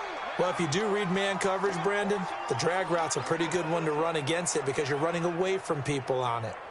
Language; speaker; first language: English; native; English